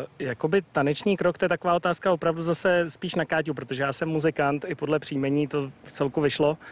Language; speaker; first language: Czech; native; Czech